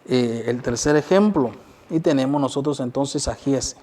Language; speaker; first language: Spanish; native; Spanish